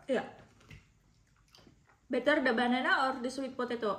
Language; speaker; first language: English; non-native, learner; Indonesian